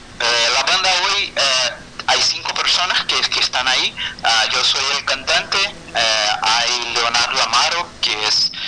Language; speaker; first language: Spanish; non-native, fluent; Portuguese